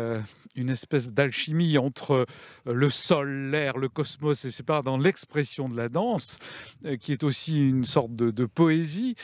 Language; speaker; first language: French; native; French